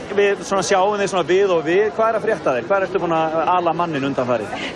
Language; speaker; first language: Icelandic; native; Icelandic